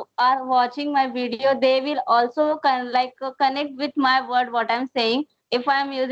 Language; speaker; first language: English; non-native, learner; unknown